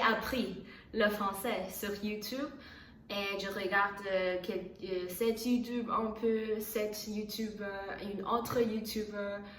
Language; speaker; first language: French; non-native, learner; Chinese